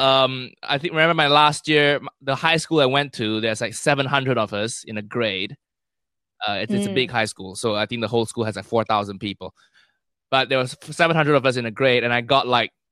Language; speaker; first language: English; non-native, local second language; Cantonese